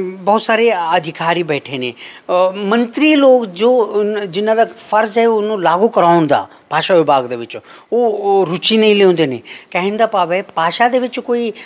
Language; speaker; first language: Punjabi; non-native, fluent; Kannada